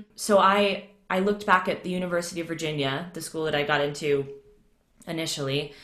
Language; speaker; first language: English; native; English